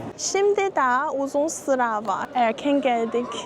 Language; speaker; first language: Turkish; non-native, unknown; Chinese